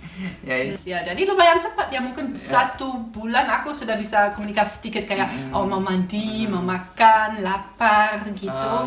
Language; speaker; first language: Indonesian; non-native, fluent; German